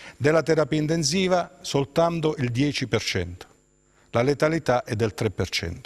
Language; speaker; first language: Italian; native; Italian